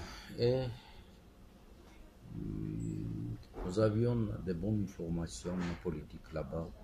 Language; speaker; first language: French; non-native, fluent; Armenian